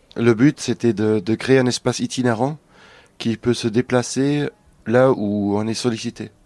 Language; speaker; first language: French; non-native, fluent; German